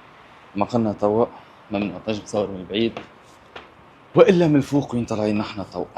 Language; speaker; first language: Arabic; native; Arabic